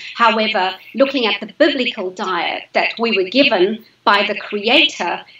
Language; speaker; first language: English; native; English